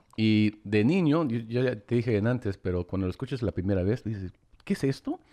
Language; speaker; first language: Spanish; early bilingual, heritage; Spanish